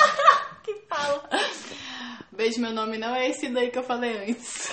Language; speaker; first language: Portuguese; native; Portuguese